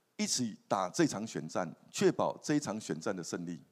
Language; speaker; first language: Chinese; native; Chinese